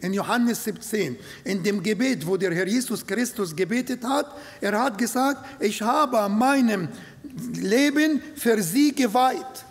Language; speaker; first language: German; non-native, fluent; Arabic